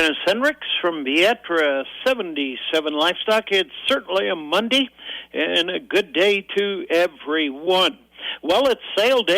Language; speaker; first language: English; native; English